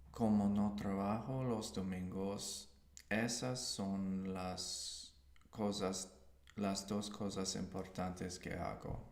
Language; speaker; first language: Spanish; non-native, learner; English